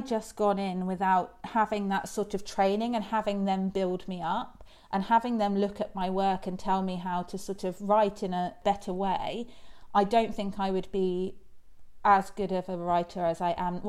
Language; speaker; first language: English; native; English